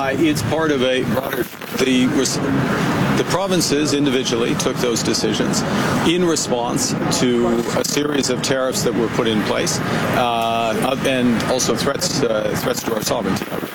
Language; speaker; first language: English; native; English